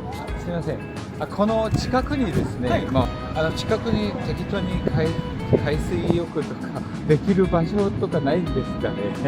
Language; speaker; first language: Japanese; non-native, fluent; Korean